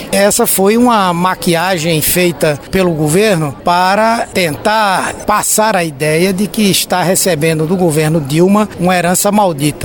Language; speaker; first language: Portuguese; native; Portuguese